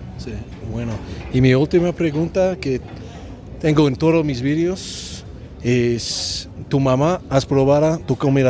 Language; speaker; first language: Spanish; non-native, learner; English